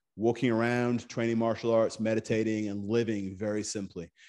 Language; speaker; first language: English; native; English